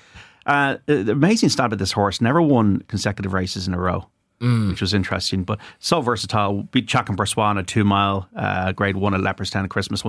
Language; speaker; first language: English; native; English